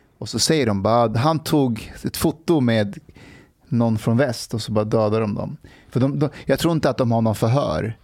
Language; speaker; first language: Swedish; early bilingual, other home language; Persian